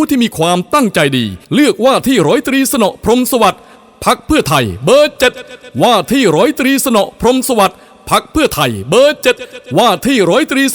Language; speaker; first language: Thai; native; Thai